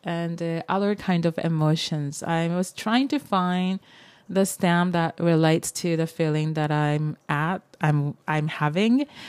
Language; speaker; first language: English; non-native, fluent; Japanese